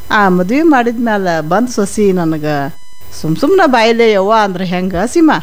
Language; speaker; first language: Kannada; native; Kannada